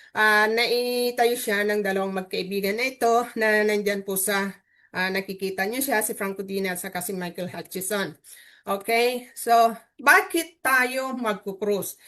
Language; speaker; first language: Filipino; native; Filipino